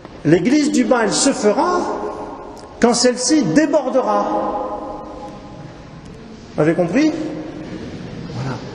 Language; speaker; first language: French; native; French